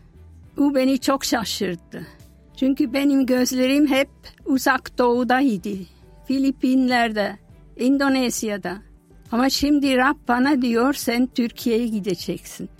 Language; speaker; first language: Turkish; non-native, fluent; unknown